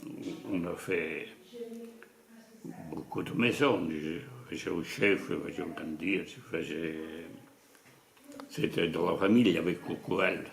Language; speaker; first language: French; non-native, fluent; Italian